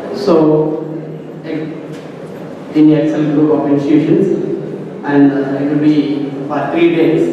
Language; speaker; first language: English; non-native, local second language; Tamil